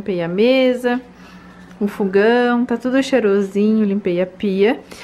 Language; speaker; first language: Portuguese; native; Portuguese